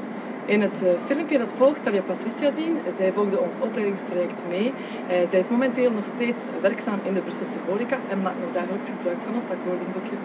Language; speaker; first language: Dutch; native; Dutch